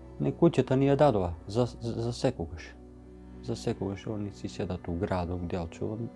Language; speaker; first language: Macedonian; native; Macedonian